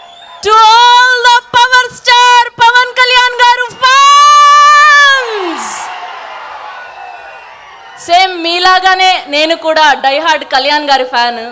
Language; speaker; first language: Telugu; native; Telugu